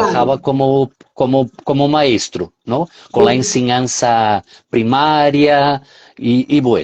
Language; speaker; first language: Spanish; non-native, fluent; Portuguese